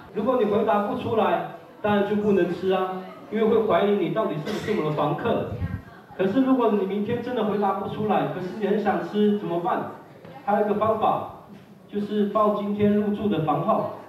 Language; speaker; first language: Chinese; native; Chinese